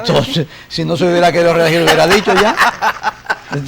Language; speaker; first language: Spanish; native; Spanish